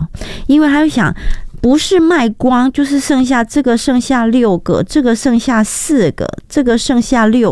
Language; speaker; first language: Chinese; native; Chinese